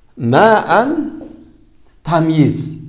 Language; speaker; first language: Arabic; non-native, fluent; Uzbek